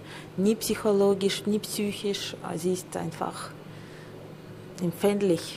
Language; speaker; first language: German; non-native, learner; Russian